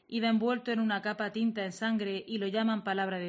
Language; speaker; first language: Spanish; native; Spanish